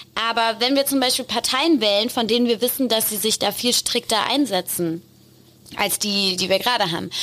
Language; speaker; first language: German; native; German